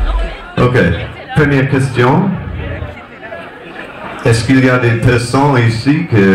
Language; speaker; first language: French; non-native, learner; English